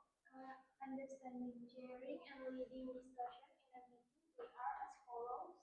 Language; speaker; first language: English; non-native, learner; Indonesian